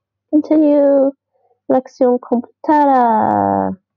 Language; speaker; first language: Spanish; non-native, learner; English